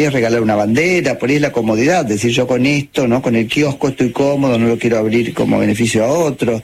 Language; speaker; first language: Spanish; native; Spanish